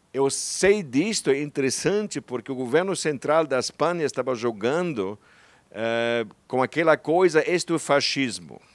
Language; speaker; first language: Portuguese; non-native, fluent; German